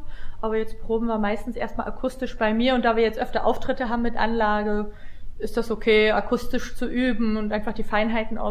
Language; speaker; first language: German; native; German